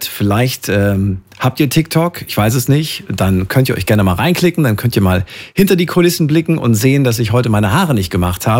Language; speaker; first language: German; native; German